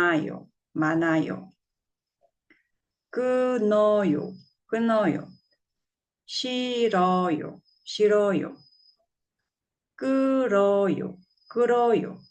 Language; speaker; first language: Korean; non-native, fluent; Mongolian